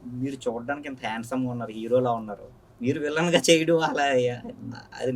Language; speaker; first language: Telugu; native; Telugu